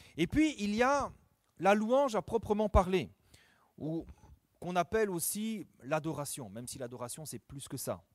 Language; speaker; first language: French; native; French